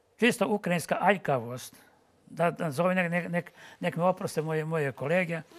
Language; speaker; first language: Bosnian; non-native, local second language; Ukrainian